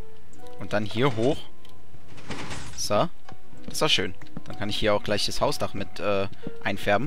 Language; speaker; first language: German; native; German